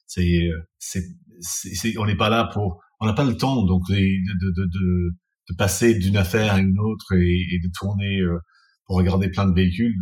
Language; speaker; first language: French; non-native, fluent; English